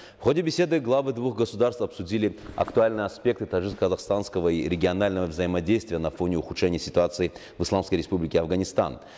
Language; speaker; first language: Russian; non-native, local second language; Tajik